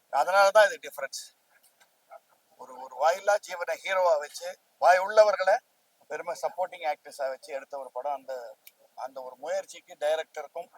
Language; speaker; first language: Tamil; native; Tamil